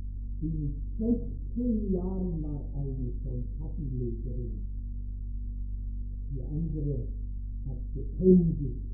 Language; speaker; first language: German; native; German